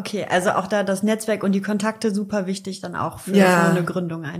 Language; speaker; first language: German; native; German